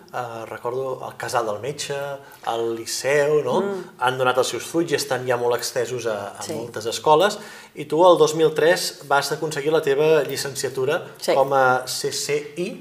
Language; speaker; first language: Catalan; native; Catalan